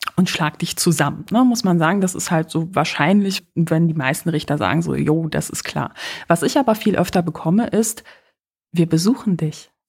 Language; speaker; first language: German; early bilingual, other home language; Polish